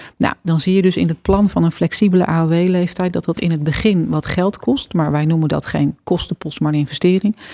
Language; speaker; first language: Dutch; native; Dutch